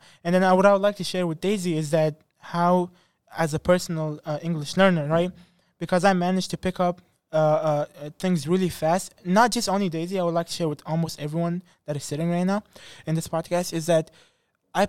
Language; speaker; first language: English; non-native, fluent; Persian